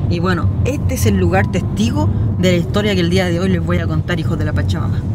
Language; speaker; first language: Spanish; native; Spanish